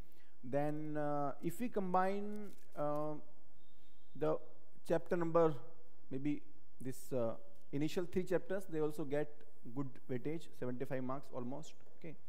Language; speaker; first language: English; non-native, local second language; Hindi